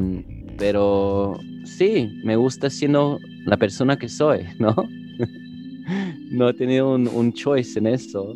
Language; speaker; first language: Spanish; early bilingual, heritage; English